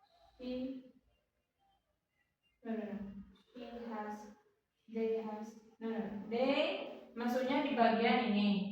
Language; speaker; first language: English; non-native, fluent; Indonesian